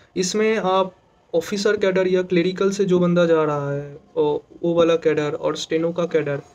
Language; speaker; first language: Hindi; non-native, local second language; Bangla